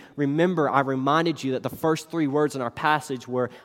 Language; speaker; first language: English; native; English